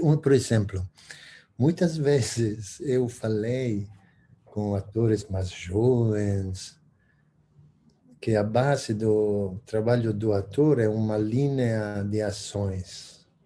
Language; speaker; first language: Portuguese; non-native, fluent; Spanish